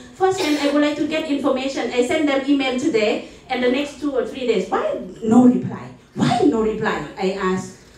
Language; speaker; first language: English; non-native, fluent; Thai